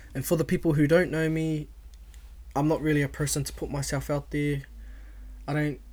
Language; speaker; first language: English; native; English